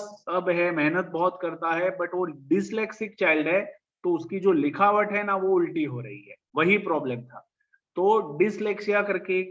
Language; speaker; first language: Hindi; native; Hindi